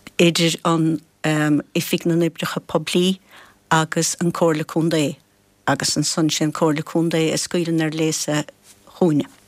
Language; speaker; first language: Irish; native; Irish